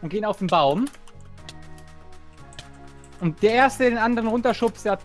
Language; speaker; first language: German; native; German